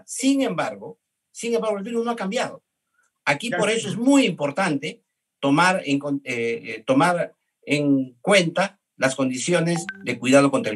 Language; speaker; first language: Spanish; native; Spanish